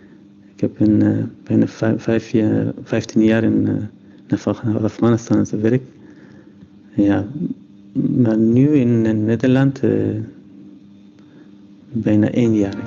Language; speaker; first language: Dutch; non-native, learner; Persian